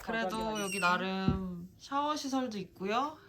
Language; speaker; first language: Korean; native; Korean